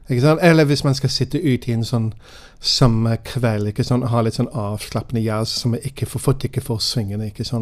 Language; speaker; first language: Norwegian; non-native, fluent; English